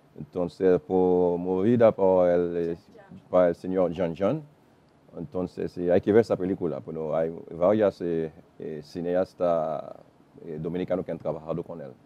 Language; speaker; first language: Spanish; non-native, fluent; Haitian Creole